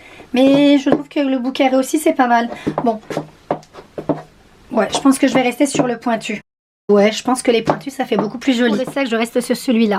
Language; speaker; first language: French; native; French